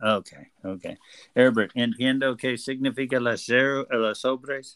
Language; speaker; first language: Spanish; non-native, learner; English